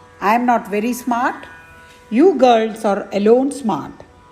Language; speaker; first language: English; non-native, local second language; Tamil